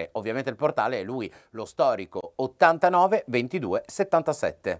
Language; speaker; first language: Italian; native; Italian